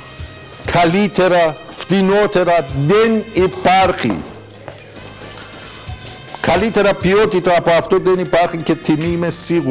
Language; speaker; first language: Greek; non-native, learner; Persian